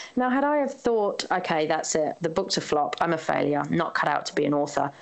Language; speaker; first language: English; native; English